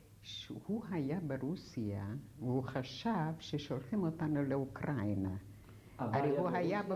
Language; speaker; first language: Hebrew; non-native, fluent; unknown